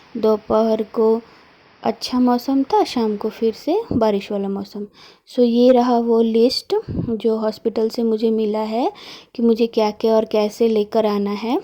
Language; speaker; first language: Hindi; non-native, local second language; Bangla